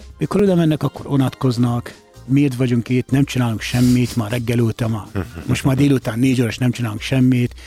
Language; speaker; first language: Hungarian; non-native, fluent; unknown